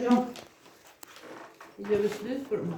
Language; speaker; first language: Swedish; native; Swedish